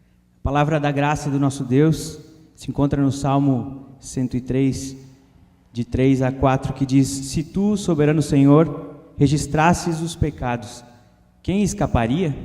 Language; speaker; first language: Portuguese; native; Portuguese